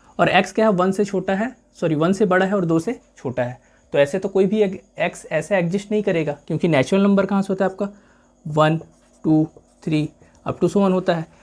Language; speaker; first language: Hindi; native; Hindi